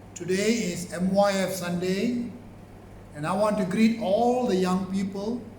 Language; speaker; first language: English; non-native, local second language; Tamil